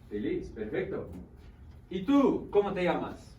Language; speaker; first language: Spanish; non-native, fluent; English